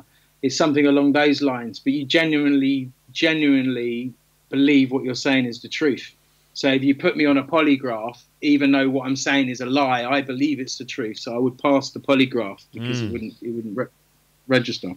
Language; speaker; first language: English; native; English